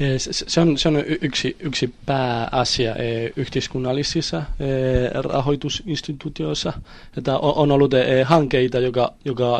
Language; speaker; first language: Finnish; non-native, learner; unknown